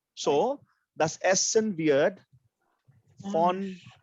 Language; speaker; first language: German; non-native, fluent; Hindi